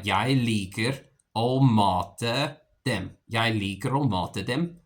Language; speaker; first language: Norwegian; non-native, learner; English